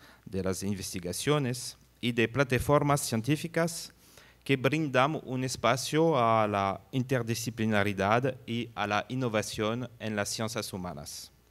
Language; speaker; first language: Spanish; non-native, fluent; French